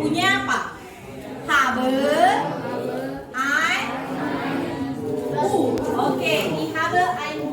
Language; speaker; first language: German; non-native, learner; Indonesian